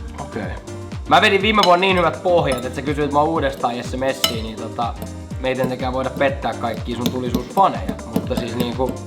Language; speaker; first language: Finnish; native; Finnish